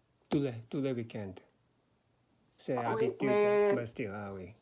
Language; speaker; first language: French; non-native, learner; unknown